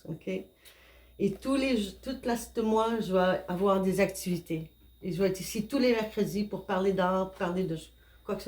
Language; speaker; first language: French; non-native, fluent; Spanish